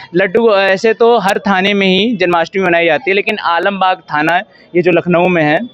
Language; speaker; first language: Hindi; native; Hindi